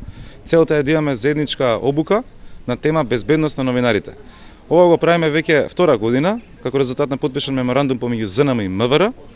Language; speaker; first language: Macedonian; native; Macedonian